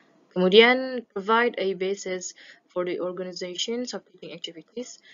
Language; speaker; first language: English; non-native, fluent; Indonesian